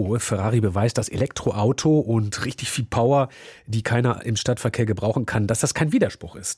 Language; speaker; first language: German; native; German